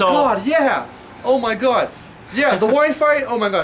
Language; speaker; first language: English; native; English